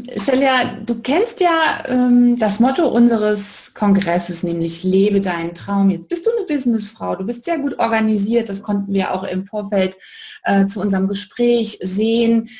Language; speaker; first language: German; native; German